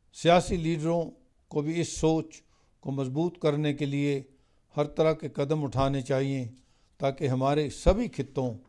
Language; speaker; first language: Hindi; non-native, local second language; Punjabi